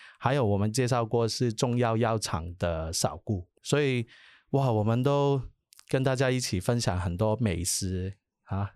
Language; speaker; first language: Chinese; non-native, local second language; Cantonese